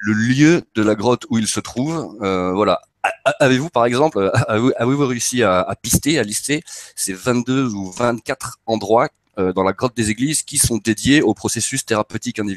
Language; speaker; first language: French; native; French